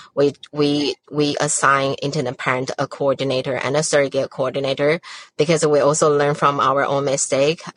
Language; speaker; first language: English; non-native, fluent; Chinese